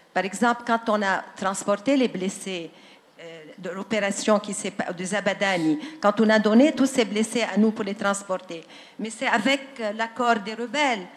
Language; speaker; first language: French; non-native, local second language; Arabic